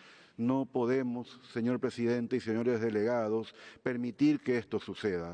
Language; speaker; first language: Spanish; native; Spanish